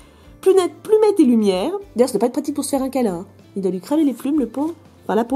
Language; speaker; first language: French; native; French